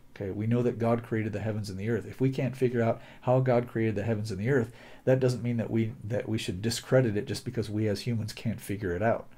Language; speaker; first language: English; native; English